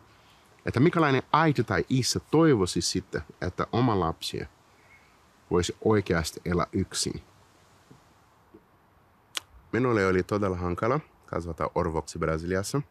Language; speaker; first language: Finnish; non-native, fluent; Portuguese